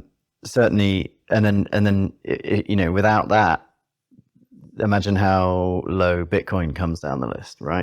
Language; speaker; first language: English; native; English